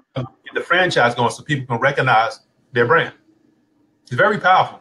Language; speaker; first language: English; native; English